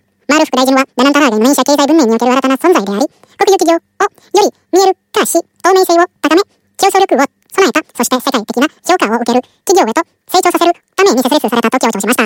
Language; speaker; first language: Japanese; non-native, fluent; Indonesian